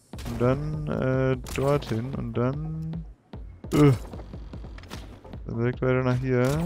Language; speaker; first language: German; native; German